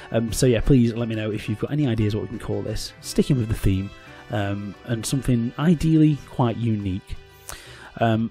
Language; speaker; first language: English; native; English